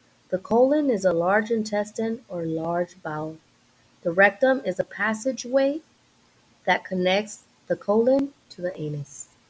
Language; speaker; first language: English; early bilingual, other home language; Spanish